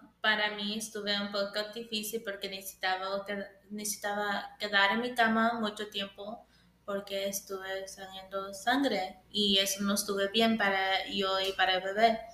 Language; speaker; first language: Spanish; early bilingual, heritage; English